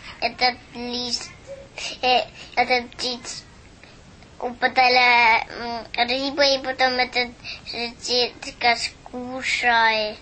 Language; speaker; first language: Russian; early bilingual, heritage; Russian